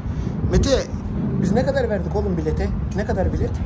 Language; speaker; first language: Turkish; native; Turkish